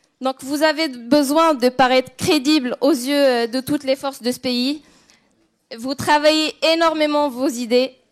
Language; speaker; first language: French; non-native, local second language; Arabic